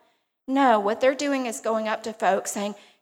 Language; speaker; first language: English; native; English